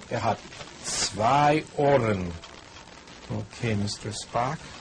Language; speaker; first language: German; non-native, fluent; English